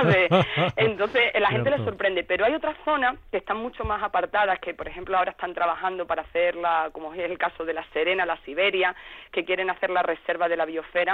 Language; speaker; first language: Spanish; native; Spanish